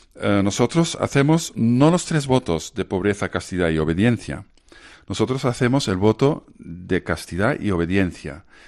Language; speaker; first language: Spanish; non-native, fluent; Dutch